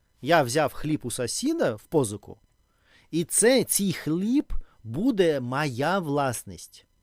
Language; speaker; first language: Ukrainian; non-native, learner; Russian